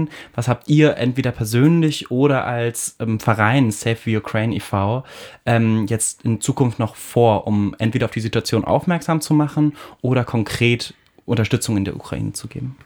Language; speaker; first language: German; native; German